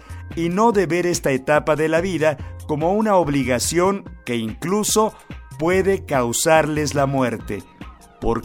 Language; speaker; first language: Spanish; native; Spanish